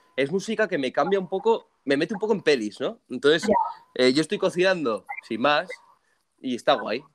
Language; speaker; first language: Spanish; native; Spanish